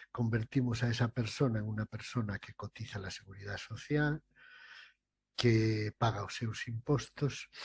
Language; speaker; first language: Spanish; non-native, local second language; Galician